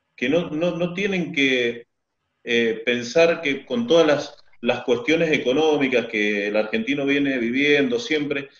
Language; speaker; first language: Spanish; native; Spanish